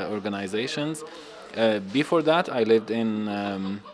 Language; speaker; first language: English; non-native, fluent; Arabic